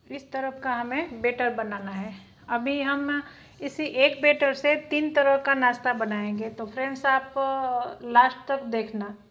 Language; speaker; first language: Hindi; non-native, local second language; Gujarati